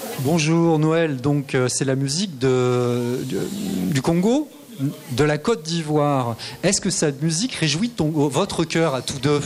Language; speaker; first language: French; native; French